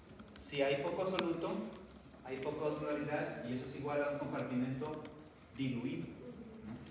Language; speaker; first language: Spanish; native; Spanish